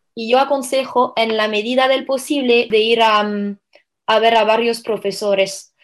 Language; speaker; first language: Spanish; non-native, fluent; French